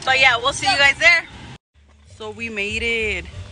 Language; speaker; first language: English; early bilingual, other home language; Spanish